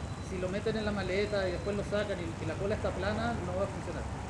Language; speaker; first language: Spanish; native; Spanish